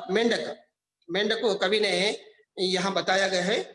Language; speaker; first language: Hindi; non-native, local second language; Telugu